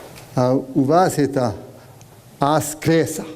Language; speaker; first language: Russian; non-native, learner; Hungarian